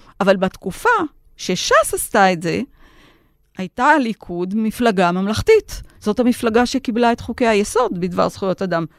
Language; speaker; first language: Hebrew; native; Hebrew